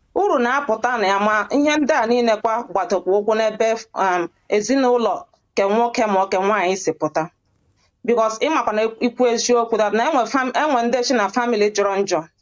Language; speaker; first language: Igbo; early bilingual, heritage; Igbo